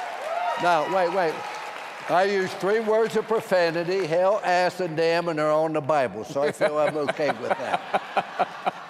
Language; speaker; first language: English; native; English